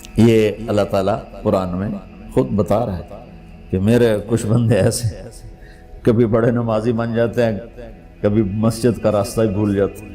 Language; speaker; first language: Urdu; non-native, local second language; Punjabi